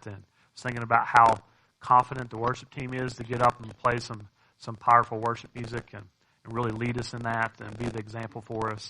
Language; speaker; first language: English; native; English